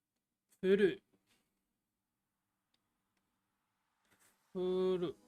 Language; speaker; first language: Japanese; non-native, learner; English